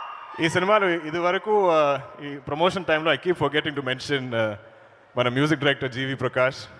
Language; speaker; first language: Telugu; non-native, learner; Malayalam